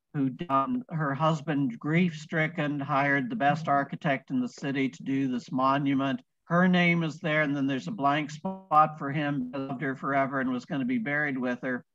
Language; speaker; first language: English; native; English